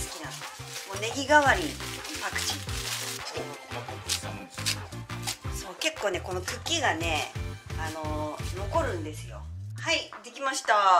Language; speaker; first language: Japanese; native; Japanese